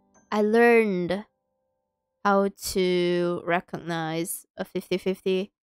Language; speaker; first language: English; non-native, local second language; Chinese